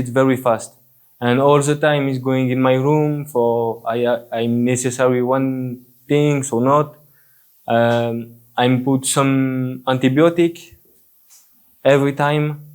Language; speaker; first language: English; non-native, learner; French